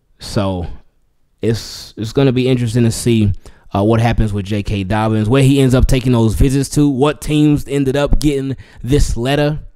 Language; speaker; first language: English; native; English